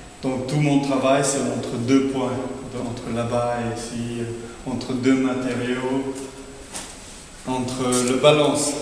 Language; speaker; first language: French; non-native, fluent; Spanish